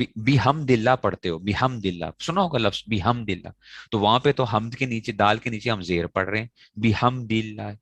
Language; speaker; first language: Urdu; non-native, local second language; Pashto